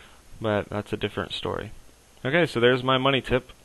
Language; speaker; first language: English; native; English